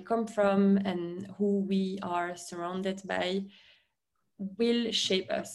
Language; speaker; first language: English; non-native, fluent; French